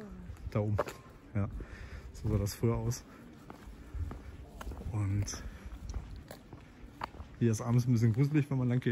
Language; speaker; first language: German; native; German